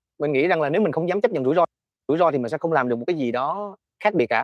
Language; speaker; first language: Vietnamese; native; Vietnamese